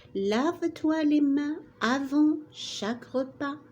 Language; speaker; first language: French; non-native, local second language; Arabic